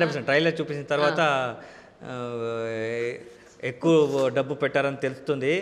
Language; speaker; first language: Telugu; non-native, learner; Kannada